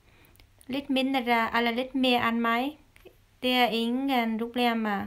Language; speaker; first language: Norwegian; non-native, learner; Vietnamese